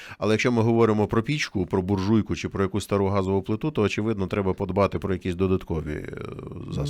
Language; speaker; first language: Ukrainian; native; Ukrainian